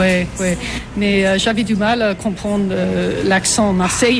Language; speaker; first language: French; non-native, fluent; English